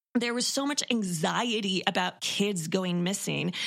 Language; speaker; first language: English; native; English